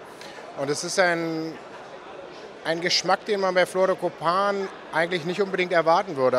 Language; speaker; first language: German; native; German